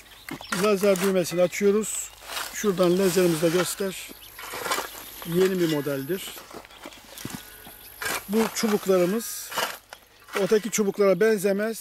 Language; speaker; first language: Turkish; native; Turkish